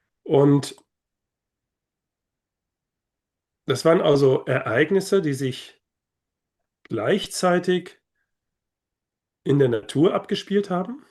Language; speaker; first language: German; native; German